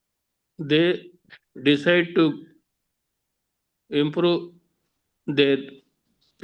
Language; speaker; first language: English; non-native, learner; Telugu